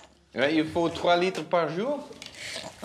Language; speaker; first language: French; non-native, learner; Dutch